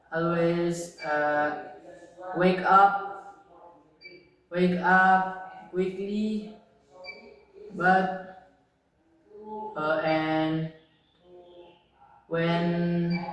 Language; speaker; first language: English; non-native, learner; Indonesian